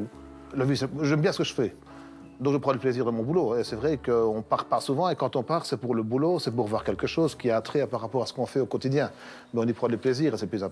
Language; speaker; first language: French; native; French